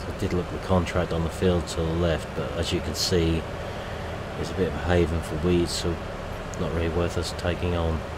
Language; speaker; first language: English; native; English